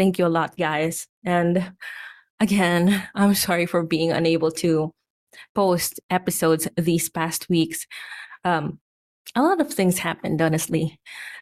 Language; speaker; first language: English; non-native, local second language; Filipino